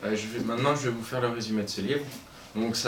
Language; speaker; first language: French; native; French